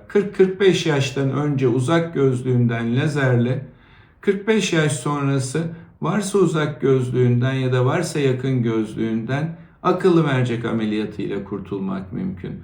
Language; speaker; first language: Turkish; native; Turkish